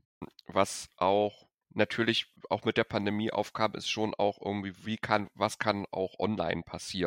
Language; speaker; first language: German; native; German